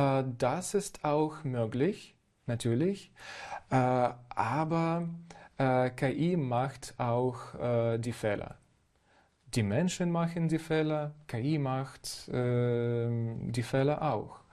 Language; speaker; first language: German; non-native, fluent; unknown